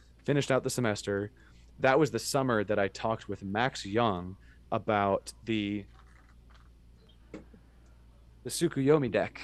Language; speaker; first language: English; native; English